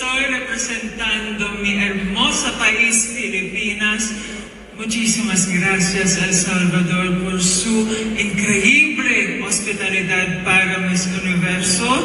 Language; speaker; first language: Spanish; non-native, learner; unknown